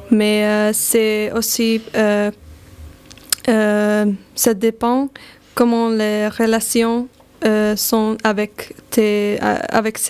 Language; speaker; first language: French; non-native, learner; Finnish